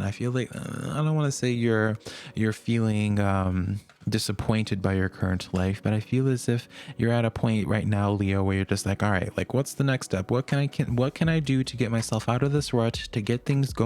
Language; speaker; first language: English; native; English